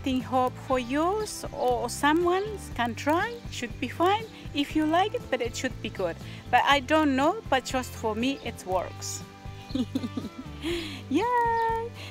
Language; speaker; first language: English; non-native, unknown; Spanish